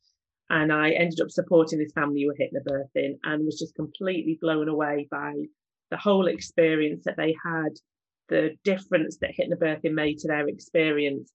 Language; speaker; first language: English; native; English